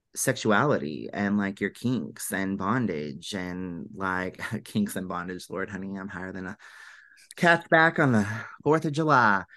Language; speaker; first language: English; native; English